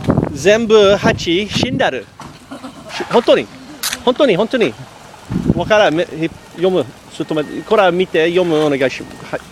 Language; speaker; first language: Japanese; non-native, learner; English